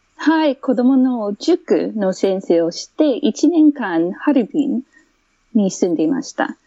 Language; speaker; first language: Japanese; non-native, fluent; English